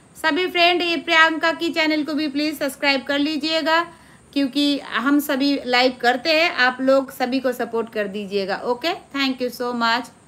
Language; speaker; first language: Hindi; non-native, local second language; Bangla